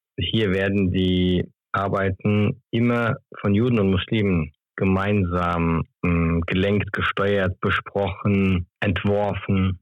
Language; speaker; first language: German; early bilingual, other home language; Turkish